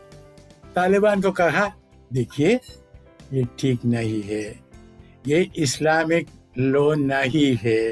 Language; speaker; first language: Hindi; non-native, fluent; Malayalam